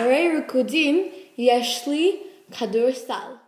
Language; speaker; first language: Hebrew; non-native, learner; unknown